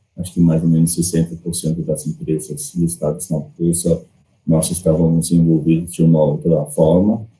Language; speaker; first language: Portuguese; non-native, fluent; German